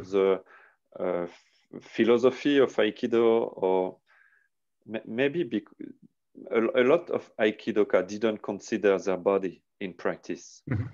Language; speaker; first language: English; non-native, learner; French